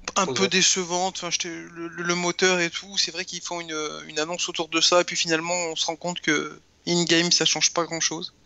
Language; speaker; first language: French; native; French